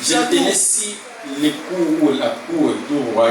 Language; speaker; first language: French; non-native, local second language; Lingala